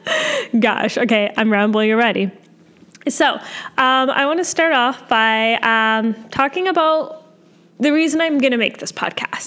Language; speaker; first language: English; native; English